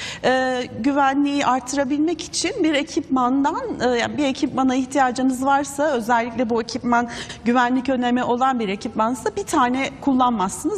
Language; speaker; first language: Turkish; native; Turkish